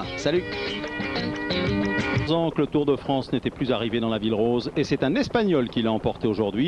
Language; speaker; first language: French; native; French